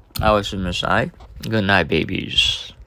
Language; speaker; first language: English; non-native, fluent; Japanese